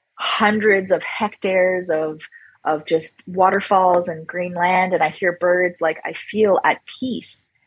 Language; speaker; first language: English; native; English